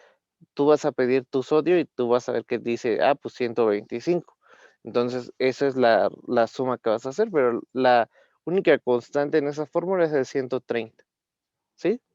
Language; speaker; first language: Spanish; native; Spanish